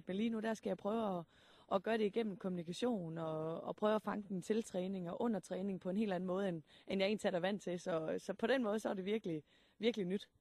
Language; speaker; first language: Danish; native; Danish